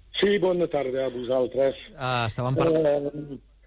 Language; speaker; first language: Catalan; non-native, local second language; French